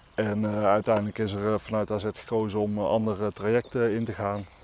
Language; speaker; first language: Dutch; native; Dutch